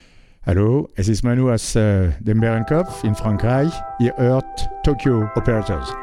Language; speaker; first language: German; non-native, learner; French